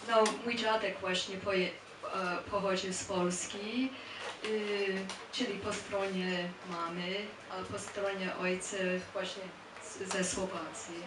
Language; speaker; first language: Polish; non-native, fluent; English